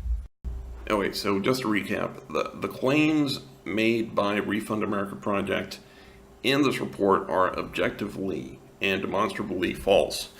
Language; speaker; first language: English; non-native, local second language; Spanish